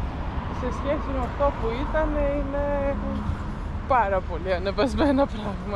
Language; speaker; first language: Greek; non-native, fluent; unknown